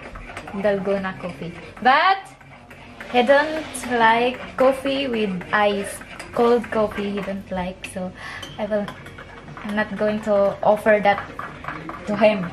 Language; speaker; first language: English; non-native, local second language; Filipino